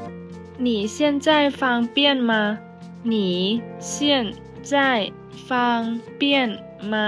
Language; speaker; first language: Chinese; non-native, fluent; Lao